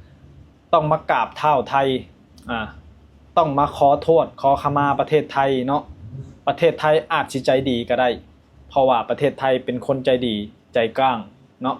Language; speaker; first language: Thai; non-native, local second language; Lao